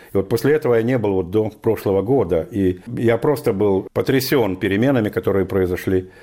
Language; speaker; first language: Russian; native; Russian